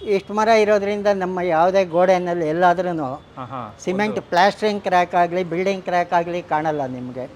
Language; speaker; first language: Kannada; non-native, local second language; Telugu